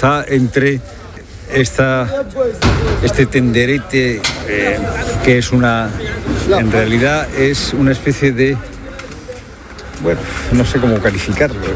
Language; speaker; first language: Spanish; native; Spanish